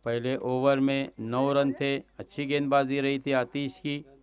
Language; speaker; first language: Hindi; non-native, local second language; Marathi